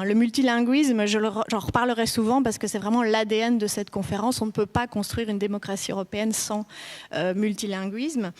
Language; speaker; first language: French; native; French